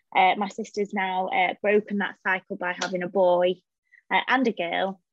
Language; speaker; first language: English; native; English